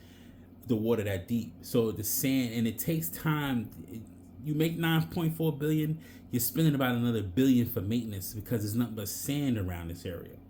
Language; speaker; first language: English; native; English